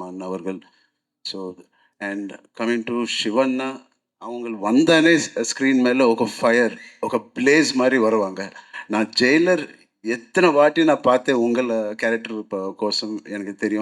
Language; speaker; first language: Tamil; non-native, learner; Telugu